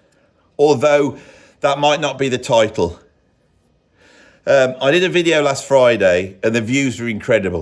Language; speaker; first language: English; native; English